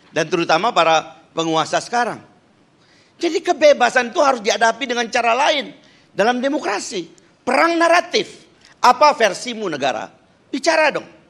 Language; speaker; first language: Indonesian; native; Indonesian